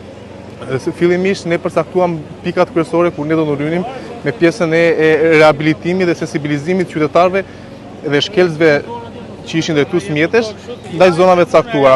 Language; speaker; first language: Albanian; native; Albanian